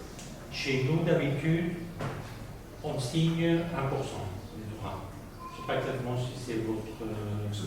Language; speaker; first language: French; non-native, fluent; Spanish